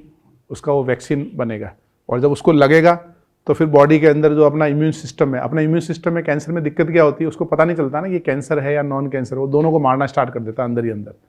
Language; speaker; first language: Hindi; native; Hindi